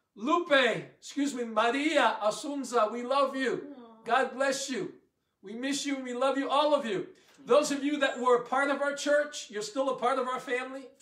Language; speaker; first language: English; native; English